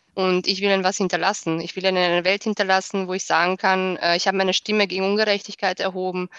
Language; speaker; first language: German; early bilingual, other home language; Bosnian